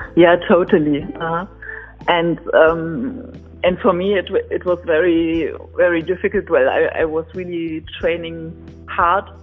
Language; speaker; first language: English; non-native, fluent; German